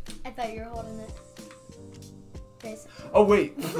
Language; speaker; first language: English; native; English